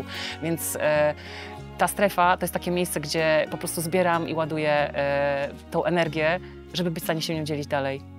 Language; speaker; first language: Polish; native; Polish